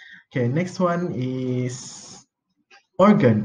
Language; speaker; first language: English; non-native, local second language; Malay